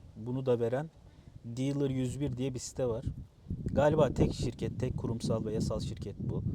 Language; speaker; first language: Turkish; native; Turkish